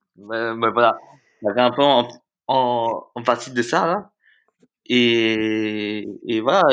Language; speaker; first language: French; early bilingual, other home language; Vietnamese